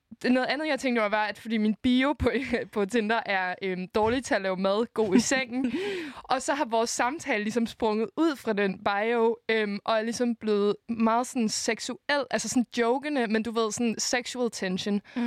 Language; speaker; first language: Danish; native; Danish